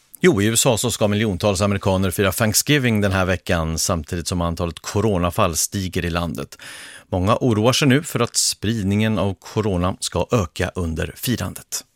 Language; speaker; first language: Swedish; native; Swedish